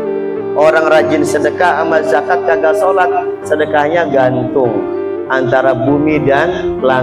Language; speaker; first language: Indonesian; native; Indonesian